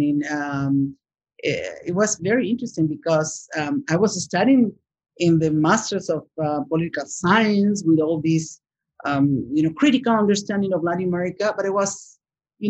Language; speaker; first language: English; non-native, fluent; Spanish